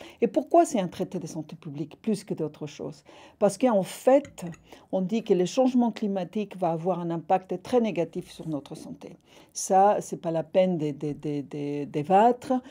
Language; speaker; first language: French; non-native, fluent; Spanish